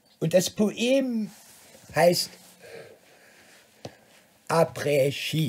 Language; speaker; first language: German; native; German